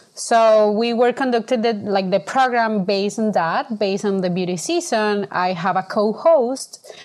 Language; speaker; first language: English; non-native, fluent; Spanish